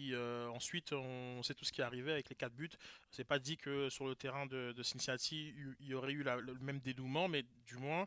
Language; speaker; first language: French; native; French